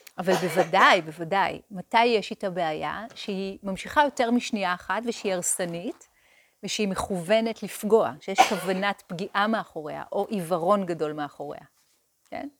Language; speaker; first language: Hebrew; native; Hebrew